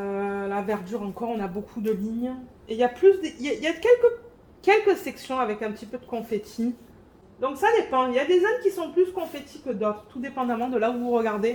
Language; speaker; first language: French; native; French